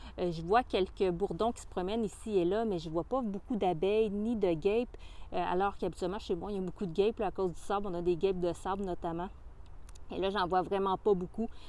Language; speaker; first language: French; native; French